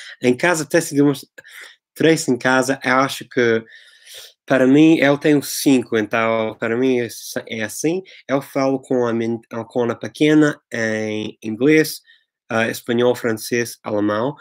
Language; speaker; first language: Portuguese; non-native, fluent; English